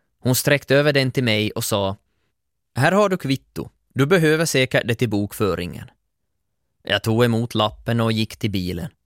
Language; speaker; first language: Swedish; native; Swedish